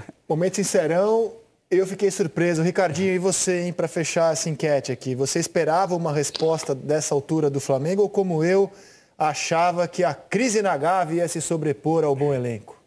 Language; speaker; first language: Portuguese; native; Portuguese